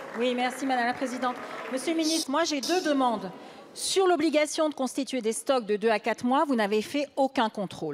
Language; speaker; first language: French; native; French